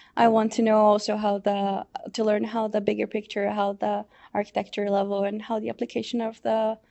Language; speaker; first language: English; non-native, fluent; Portuguese